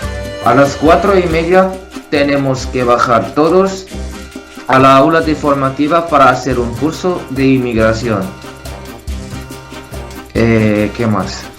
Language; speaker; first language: Spanish; non-native, fluent; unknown